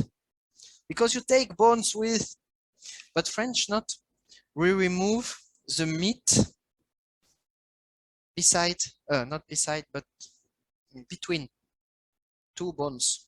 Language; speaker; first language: English; non-native, learner; French